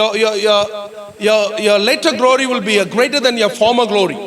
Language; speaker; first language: English; non-native, local second language; Tamil